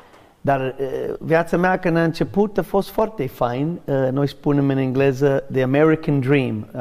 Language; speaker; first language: Romanian; non-native, learner; English